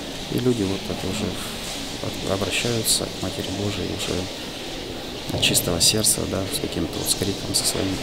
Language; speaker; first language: Russian; native; Russian